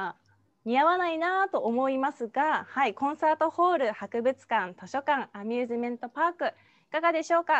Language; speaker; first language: Japanese; native; Japanese